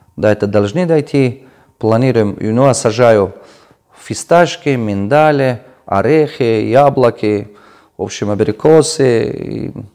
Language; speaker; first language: Russian; non-native, local second language; Tajik